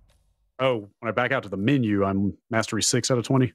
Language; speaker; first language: English; native; English